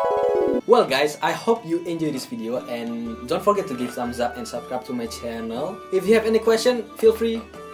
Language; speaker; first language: English; non-native, learner; Indonesian